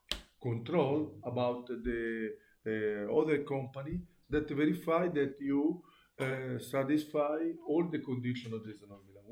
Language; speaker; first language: English; non-native, learner; Italian